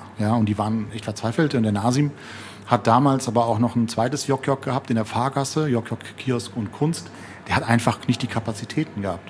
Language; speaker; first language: German; native; German